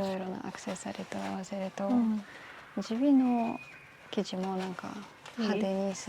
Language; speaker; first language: Japanese; non-native, fluent; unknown